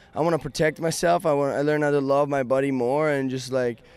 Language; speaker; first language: English; non-native, fluent; Japanese